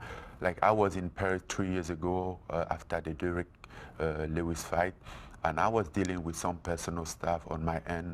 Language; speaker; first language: English; non-native, fluent; French